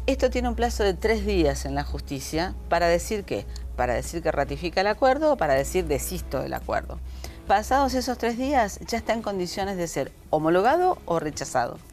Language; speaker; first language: Spanish; native; Spanish